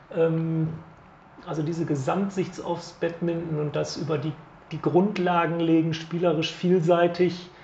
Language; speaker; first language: German; native; German